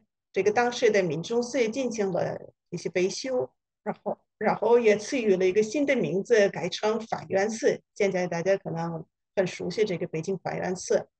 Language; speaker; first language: Chinese; non-native, fluent; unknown